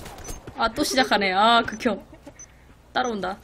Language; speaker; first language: Korean; native; Korean